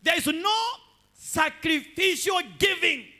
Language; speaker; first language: English; non-native, local second language; Swahili